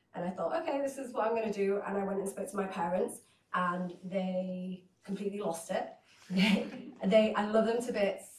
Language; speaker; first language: English; native; English